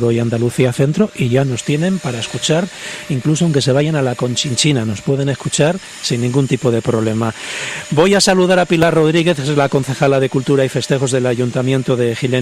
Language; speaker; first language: Spanish; native; Spanish